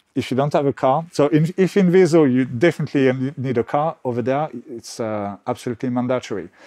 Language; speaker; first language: English; non-native, fluent; French